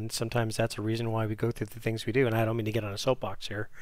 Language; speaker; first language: English; native; English